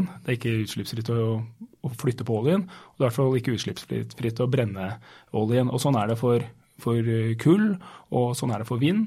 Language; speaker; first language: Norwegian; native; Norwegian